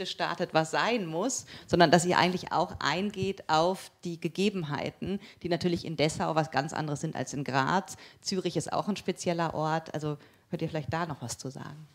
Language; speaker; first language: German; native; German